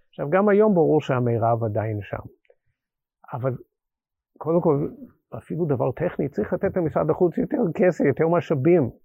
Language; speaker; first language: Hebrew; non-native, fluent; English